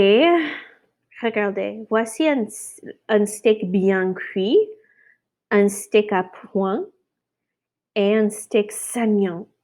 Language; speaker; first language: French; non-native, fluent; English